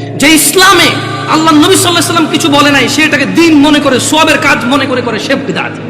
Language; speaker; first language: Bangla; early bilingual, heritage; Bangla